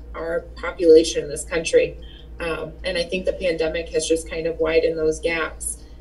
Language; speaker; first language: English; native; English